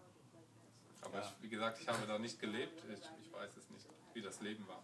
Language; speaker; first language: German; native; German